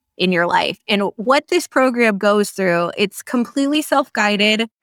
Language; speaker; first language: English; native; English